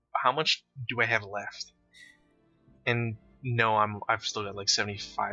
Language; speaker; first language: English; native; English